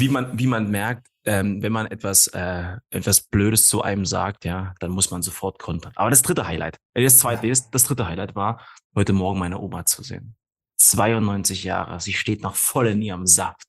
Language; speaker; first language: German; native; German